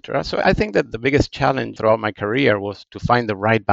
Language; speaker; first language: English; non-native, fluent; Spanish